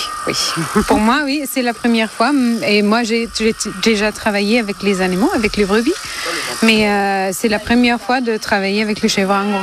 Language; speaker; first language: French; non-native, fluent; German